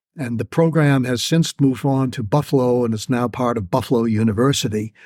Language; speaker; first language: English; native; English